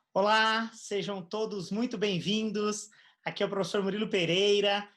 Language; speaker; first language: Portuguese; native; Portuguese